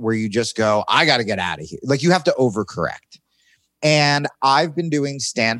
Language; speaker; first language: English; native; English